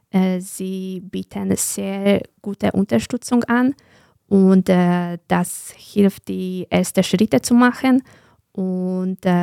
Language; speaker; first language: German; non-native, fluent; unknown